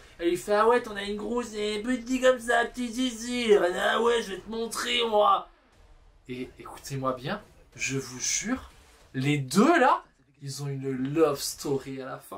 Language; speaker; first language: French; native; French